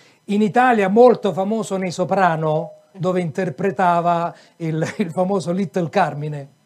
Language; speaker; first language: Italian; native; Italian